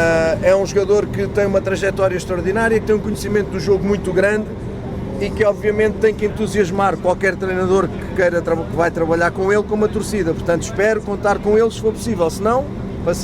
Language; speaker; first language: Portuguese; native; Portuguese